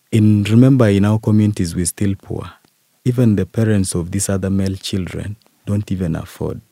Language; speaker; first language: English; non-native, local second language; Kalenjin